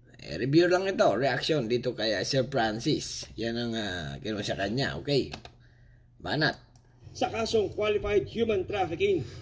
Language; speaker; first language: Filipino; non-native, local second language; Cebuano